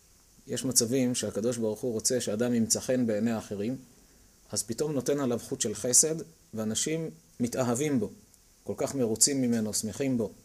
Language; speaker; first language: Hebrew; native; Hebrew